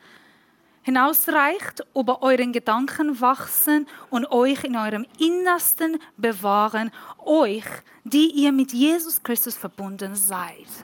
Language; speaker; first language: German; non-native, learner; Persian